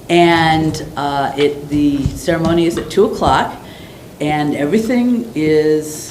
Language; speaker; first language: English; native; English